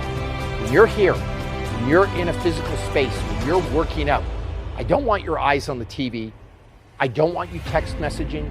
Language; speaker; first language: English; native; English